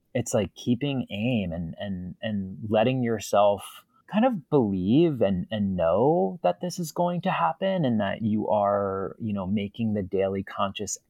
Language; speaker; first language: English; native; English